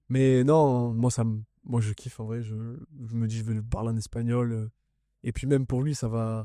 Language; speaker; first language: French; native; French